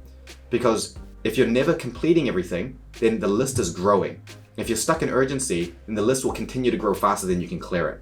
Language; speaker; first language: English; native; English